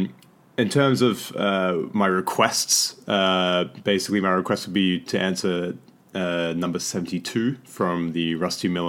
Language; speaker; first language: English; native; English